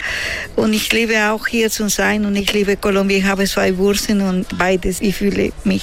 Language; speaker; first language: German; non-native, fluent; Spanish